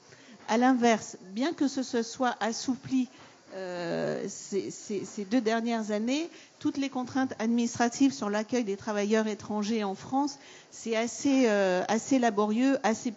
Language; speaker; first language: French; native; French